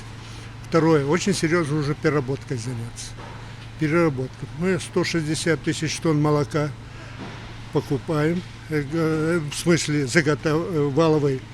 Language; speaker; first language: Russian; native; Russian